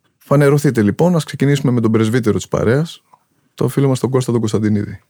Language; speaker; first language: Greek; native; Greek